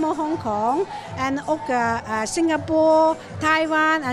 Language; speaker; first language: Dutch; non-native, learner; Cantonese